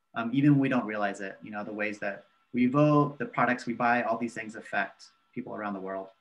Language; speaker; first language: English; native; English